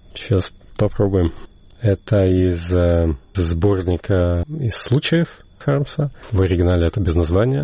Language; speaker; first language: Russian; native; Russian